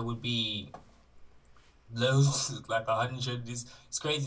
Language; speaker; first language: English; native; English